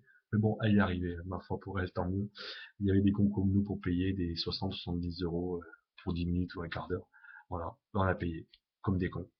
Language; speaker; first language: French; native; French